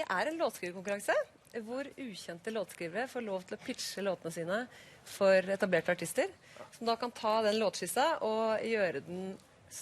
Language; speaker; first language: Norwegian; native; Norwegian